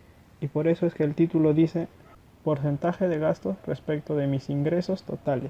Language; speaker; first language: Spanish; native; Spanish